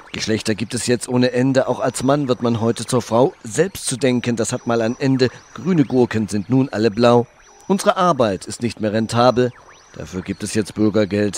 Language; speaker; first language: German; native; German